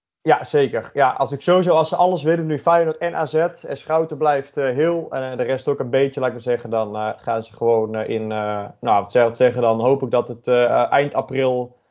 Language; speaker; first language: Dutch; native; Dutch